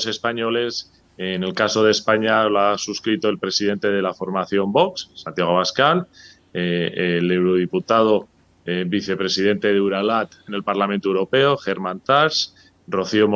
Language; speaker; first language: Spanish; native; Spanish